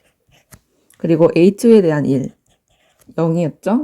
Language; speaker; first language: Korean; native; Korean